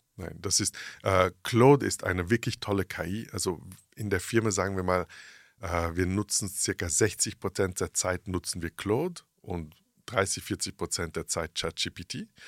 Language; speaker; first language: German; early bilingual, heritage; English